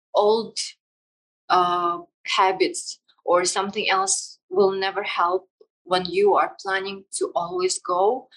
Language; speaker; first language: English; non-native, fluent; Kazakh